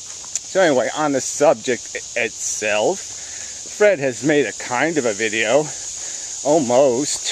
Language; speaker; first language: English; native; English